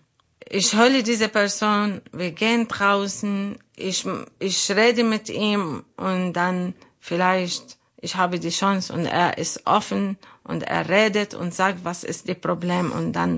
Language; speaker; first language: German; non-native, learner; Arabic